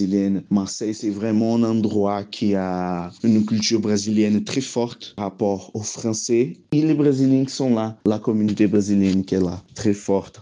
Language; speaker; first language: French; non-native, fluent; Portuguese